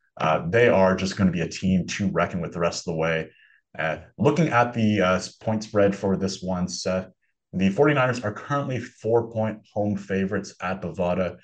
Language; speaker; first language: English; native; English